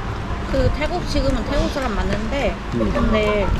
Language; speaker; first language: Korean; non-native, learner; Thai